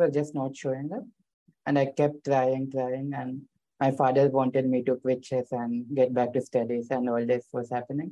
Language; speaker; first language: English; non-native, local second language; Telugu